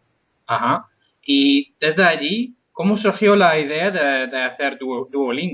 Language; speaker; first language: Spanish; non-native, fluent; English